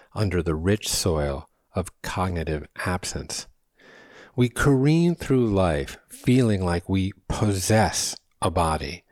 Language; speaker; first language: English; native; English